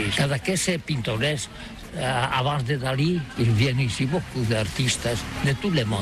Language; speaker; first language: French; non-native, learner; Catalan